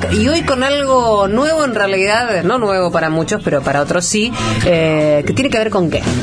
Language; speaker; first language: Spanish; native; Spanish